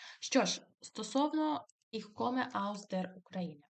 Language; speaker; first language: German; non-native, fluent; Ukrainian